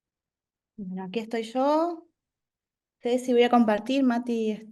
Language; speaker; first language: Spanish; native; Spanish